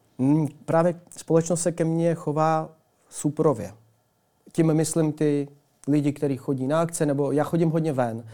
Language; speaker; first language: Czech; early bilingual, other home language; Ukrainian